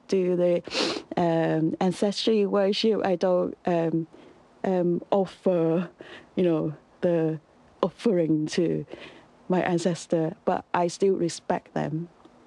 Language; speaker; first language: English; non-native, local second language; Cantonese